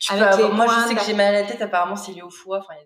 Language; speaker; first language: French; native; French